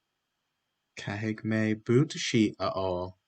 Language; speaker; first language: Irish; non-native, local second language; English